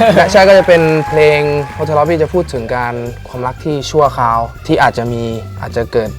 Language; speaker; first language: Thai; native; Thai